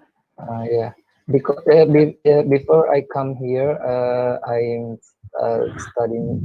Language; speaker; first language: English; non-native, learner; Indonesian